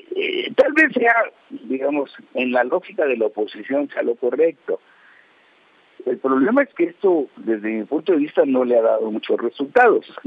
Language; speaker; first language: Spanish; native; Spanish